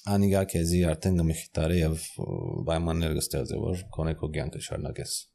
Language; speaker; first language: Armenian; early bilingual, heritage; Armenian